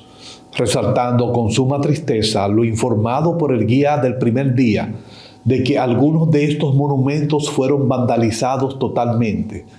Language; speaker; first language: Spanish; native; Spanish